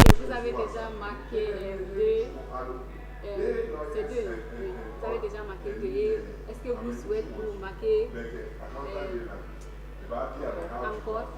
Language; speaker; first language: French; non-native, learner; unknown